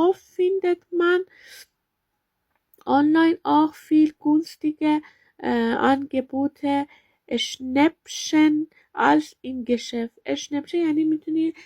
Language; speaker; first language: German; non-native, learner; Persian